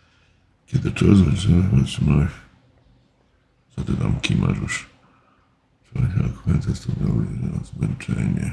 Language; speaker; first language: Polish; native; Polish